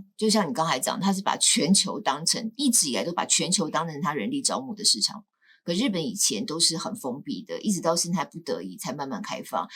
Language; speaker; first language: Chinese; native; Chinese